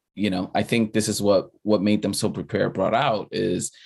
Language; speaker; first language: English; early bilingual, other home language; Spanish